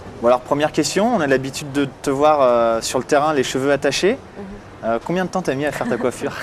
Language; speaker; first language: French; native; French